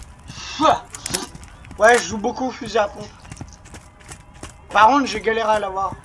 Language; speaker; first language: French; native; French